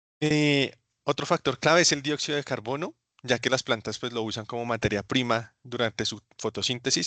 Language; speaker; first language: Spanish; native; Spanish